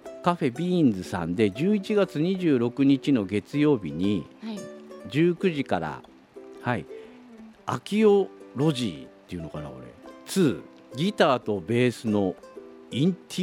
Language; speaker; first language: Japanese; native; Japanese